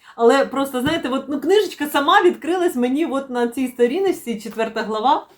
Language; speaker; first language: Ukrainian; non-native, local second language; Russian